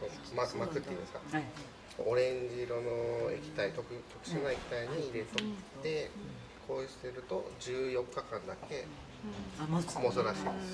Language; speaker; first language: Japanese; early bilingual, heritage; Japanese